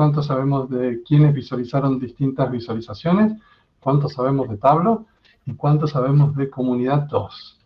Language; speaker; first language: Spanish; native; Spanish